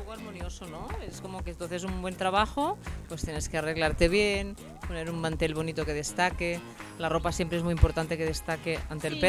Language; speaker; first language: Spanish; native; Spanish